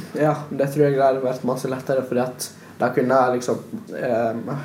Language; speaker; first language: Norwegian; early bilingual, other home language; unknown